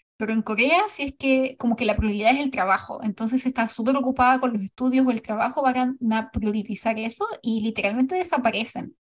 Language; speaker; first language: Spanish; native; Spanish